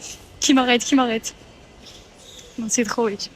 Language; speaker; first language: French; native; French